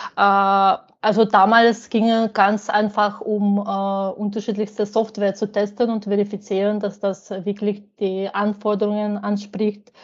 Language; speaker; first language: German; non-native, fluent; Ukrainian